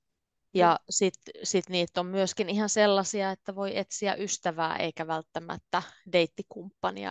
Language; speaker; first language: Finnish; native; Finnish